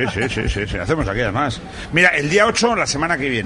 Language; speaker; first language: Spanish; native; Spanish